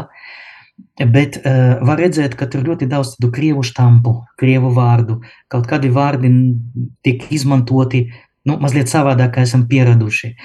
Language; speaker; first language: Latvian; non-native, local second language; Russian